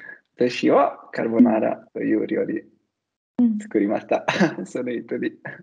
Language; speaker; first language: Japanese; non-native, learner; Italian